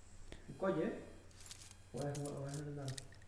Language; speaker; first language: Spanish; native; Spanish